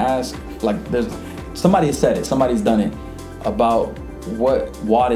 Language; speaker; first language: English; early bilingual, other home language; Jamaican Creole English